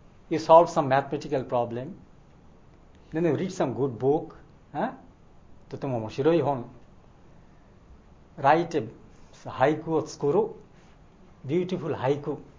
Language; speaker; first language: English; non-native, local second language; Bangla